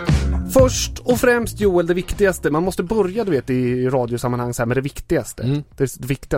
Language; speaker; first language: Swedish; native; Swedish